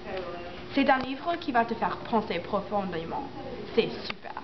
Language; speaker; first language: French; non-native, learner; English